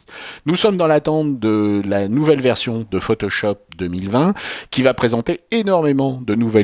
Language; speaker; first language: French; native; French